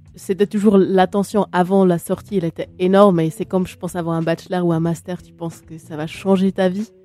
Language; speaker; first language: French; native; French